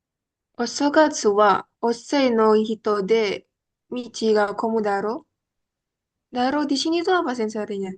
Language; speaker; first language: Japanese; non-native, learner; Indonesian